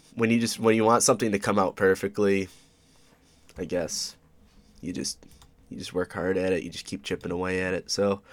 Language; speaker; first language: English; native; English